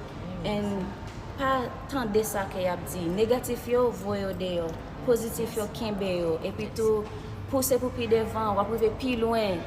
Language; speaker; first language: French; non-native, learner; Haitian Creole